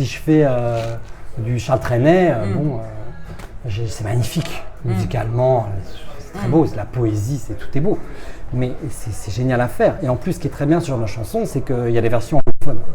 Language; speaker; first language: French; native; French